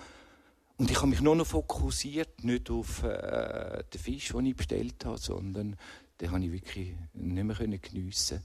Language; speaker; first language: German; native; German